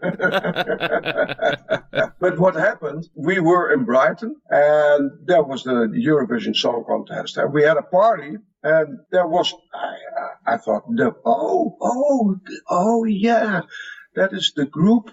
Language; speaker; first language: English; non-native, fluent; Dutch